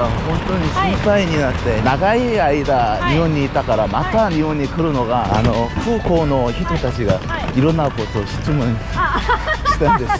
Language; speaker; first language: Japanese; non-native, learner; Korean